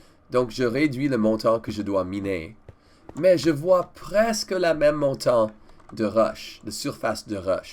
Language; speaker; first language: French; non-native, learner; English